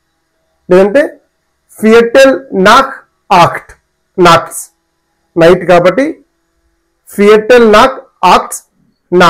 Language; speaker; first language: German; non-native, fluent; Telugu